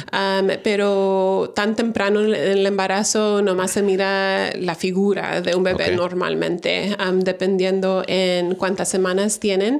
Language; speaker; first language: Spanish; early bilingual, heritage; Spanish